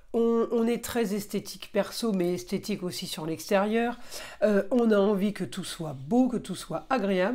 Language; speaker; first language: French; native; French